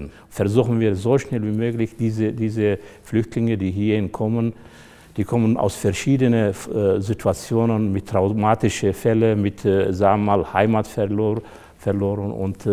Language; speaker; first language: German; non-native, fluent; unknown